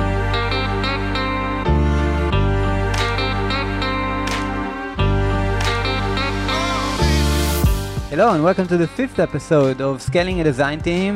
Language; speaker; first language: English; non-native, fluent; Hebrew